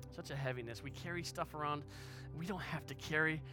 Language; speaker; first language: English; native; English